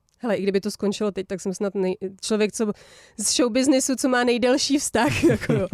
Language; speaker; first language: Czech; early bilingual, heritage; Czech